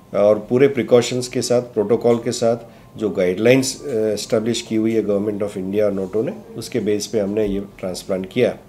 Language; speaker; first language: Hindi; non-native, local second language; Gujarati